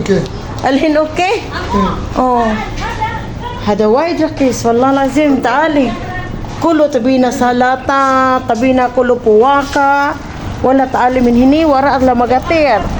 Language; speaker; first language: Arabic; non-native, learner; Filipino